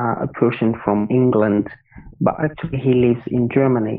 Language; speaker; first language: English; non-native, fluent; Arabic